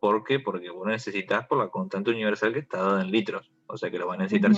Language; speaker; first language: Spanish; native; Spanish